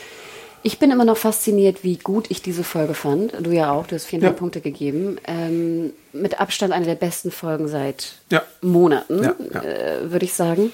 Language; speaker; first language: German; native; German